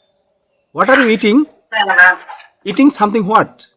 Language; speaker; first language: English; non-native, learner; Bangla